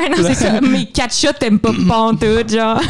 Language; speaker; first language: French; native; French